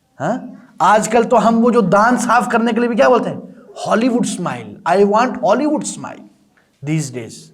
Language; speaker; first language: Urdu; non-native, local second language; Balti